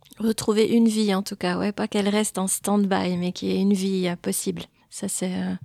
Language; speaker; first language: French; native; French